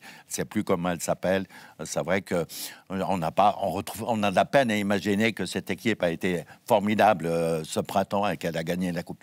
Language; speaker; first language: French; native; French